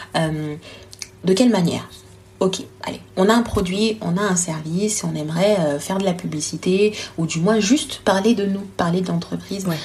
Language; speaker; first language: French; non-native, local second language; Lingala